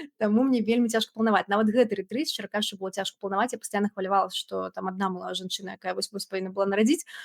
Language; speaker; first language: Belarusian; non-native, local second language; Russian